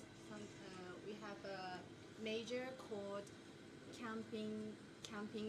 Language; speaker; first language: English; non-native, learner; Chinese